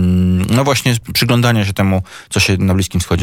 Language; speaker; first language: Polish; native; Polish